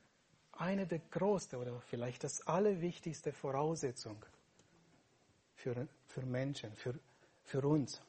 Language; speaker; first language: German; non-native, fluent; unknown